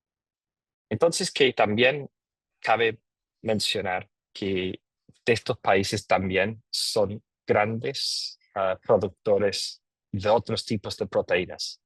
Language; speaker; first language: Spanish; non-native, fluent; English